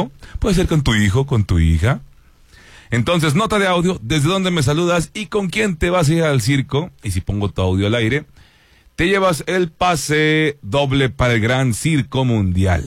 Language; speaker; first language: Spanish; native; Spanish